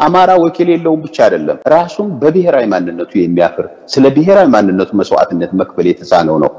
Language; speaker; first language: Amharic; native; Amharic